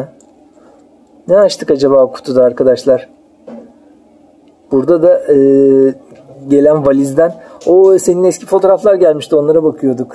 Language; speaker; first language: Turkish; native; Turkish